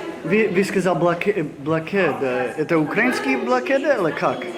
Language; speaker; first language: Russian; non-native, learner; English